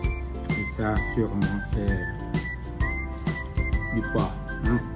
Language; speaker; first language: French; non-native, fluent; Vietnamese